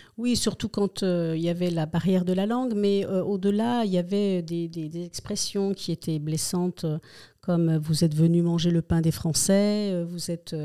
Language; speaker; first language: French; early bilingual, other home language; Spanish